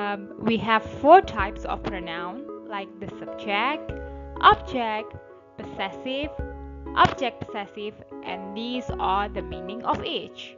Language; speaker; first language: English; non-native, fluent; Indonesian